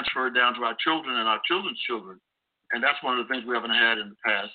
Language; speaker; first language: English; native; English